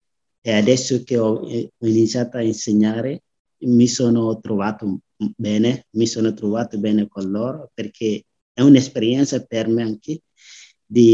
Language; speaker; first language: Italian; non-native, learner; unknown